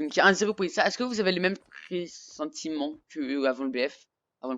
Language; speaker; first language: French; native; French